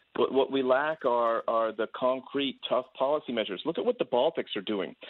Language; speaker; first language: English; native; English